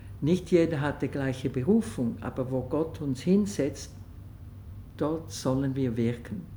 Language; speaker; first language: German; non-native, local second language; French